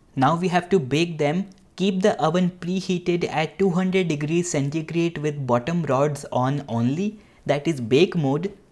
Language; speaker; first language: English; non-native, local second language; Hindi